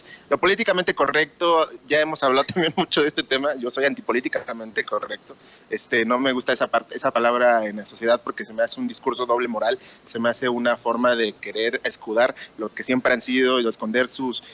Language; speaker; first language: Spanish; native; Spanish